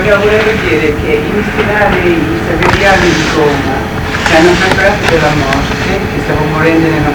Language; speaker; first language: Italian; non-native, fluent; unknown